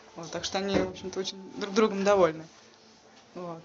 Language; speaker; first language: Russian; native; Russian